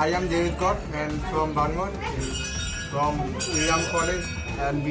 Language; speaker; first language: English; non-native, learner; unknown